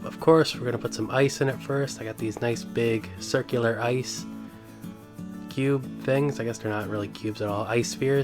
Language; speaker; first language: English; native; English